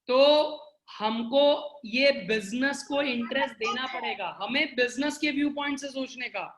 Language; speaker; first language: Hindi; non-native, local second language; Gujarati